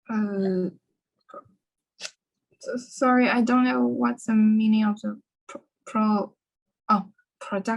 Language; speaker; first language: English; non-native, learner; Chinese